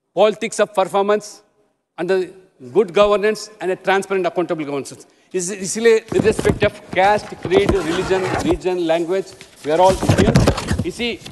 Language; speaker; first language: Hindi; non-native, local second language; Telugu